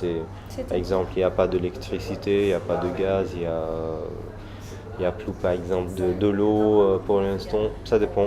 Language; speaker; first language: French; non-native, learner; Arabic